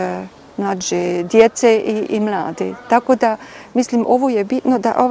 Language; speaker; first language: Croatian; non-native, fluent; German